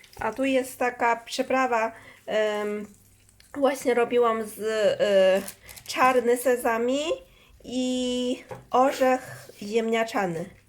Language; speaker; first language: Polish; non-native, learner; Chinese